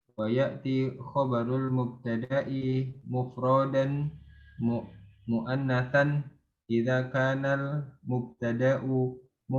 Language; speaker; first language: Arabic; non-native, learner; Indonesian